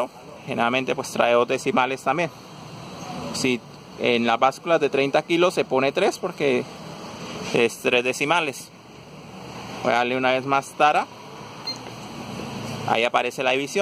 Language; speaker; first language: Spanish; native; Spanish